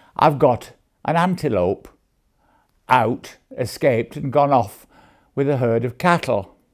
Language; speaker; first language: English; native; English